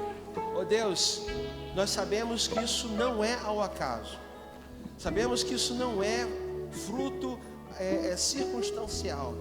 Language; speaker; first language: Portuguese; native; Portuguese